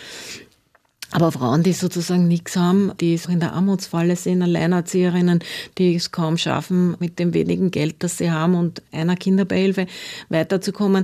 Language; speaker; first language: German; native; German